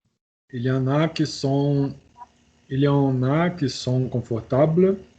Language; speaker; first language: French; non-native, learner; Portuguese